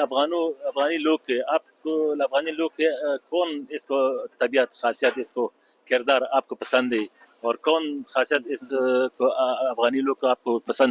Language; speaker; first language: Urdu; non-native, learner; Pashto